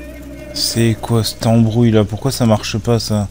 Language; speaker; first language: French; native; French